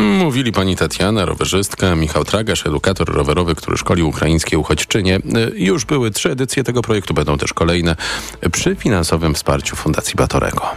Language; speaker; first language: Polish; native; Polish